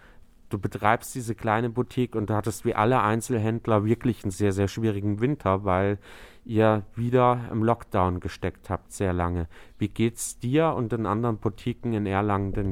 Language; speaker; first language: German; native; German